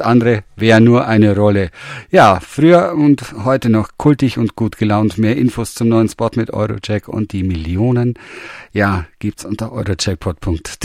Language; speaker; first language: German; native; German